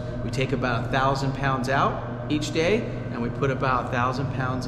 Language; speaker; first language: English; native; English